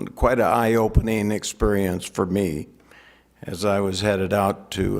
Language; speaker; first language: English; native; English